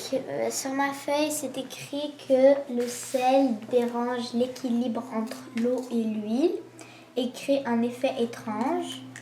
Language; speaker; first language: French; native; French